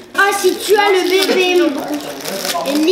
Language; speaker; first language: French; native; French